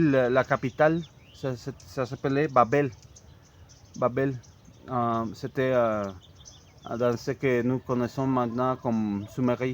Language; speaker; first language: French; non-native, fluent; Spanish